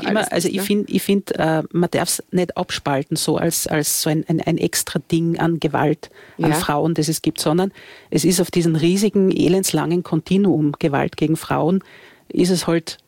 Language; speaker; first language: German; native; German